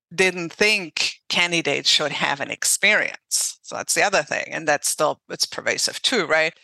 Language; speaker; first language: English; non-native, fluent; German